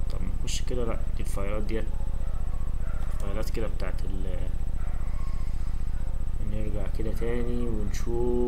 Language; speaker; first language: Arabic; native; Arabic